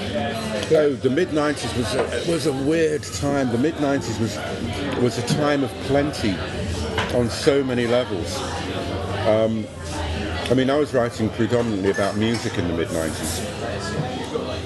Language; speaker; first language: English; native; English